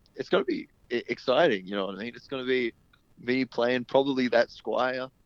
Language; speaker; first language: English; early bilingual, other home language; Hindi